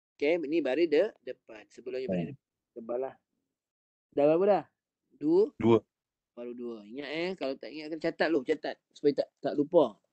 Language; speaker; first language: Malay; native; Malay